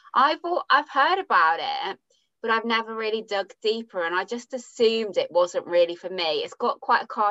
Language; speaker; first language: English; native; English